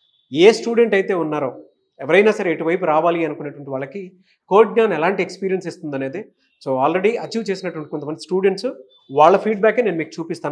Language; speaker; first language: Telugu; native; Telugu